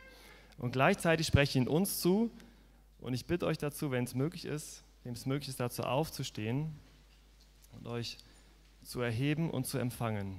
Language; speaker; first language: German; native; German